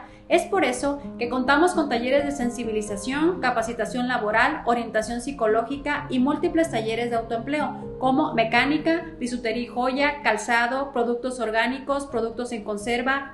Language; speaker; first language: Spanish; native; Spanish